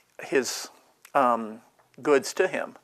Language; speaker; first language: English; native; English